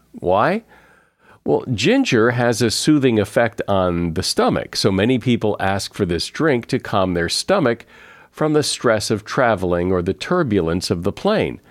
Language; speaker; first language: English; native; English